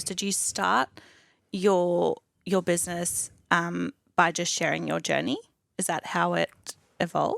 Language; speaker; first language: English; native; English